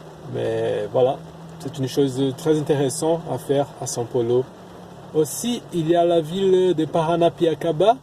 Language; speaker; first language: French; non-native, fluent; Portuguese